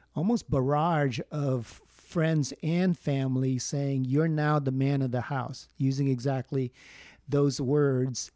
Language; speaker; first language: English; early bilingual, other home language; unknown